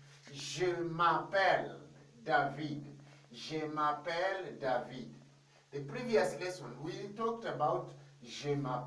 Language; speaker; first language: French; non-native, fluent; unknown